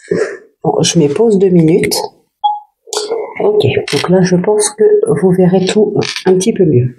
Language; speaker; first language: French; native; French